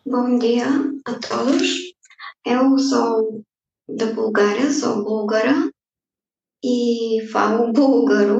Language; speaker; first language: Portuguese; non-native, fluent; Bulgarian